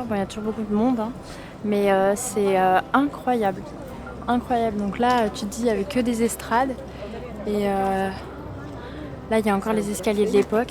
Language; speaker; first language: French; native; French